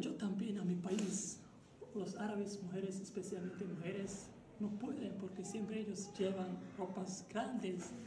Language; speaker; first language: Spanish; non-native, learner; Arabic